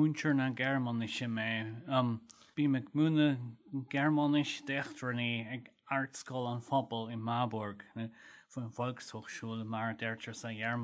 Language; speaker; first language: Irish; non-native, learner; German